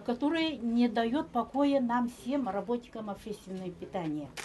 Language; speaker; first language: Russian; native; Russian